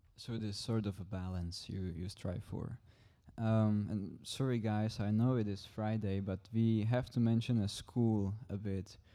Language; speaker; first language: English; non-native, fluent; Czech